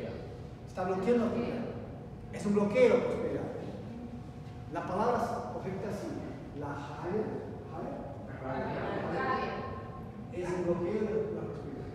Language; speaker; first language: Spanish; non-native, learner; Portuguese